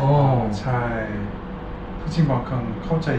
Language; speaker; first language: Thai; non-native, learner; Korean